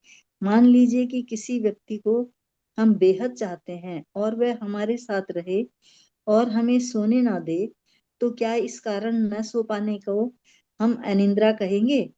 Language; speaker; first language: Hindi; native; Hindi